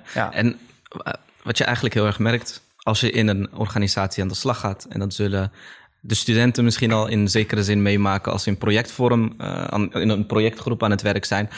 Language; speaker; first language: Dutch; early bilingual, other home language; Arabic